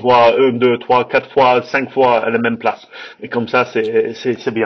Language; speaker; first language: French; non-native, learner; English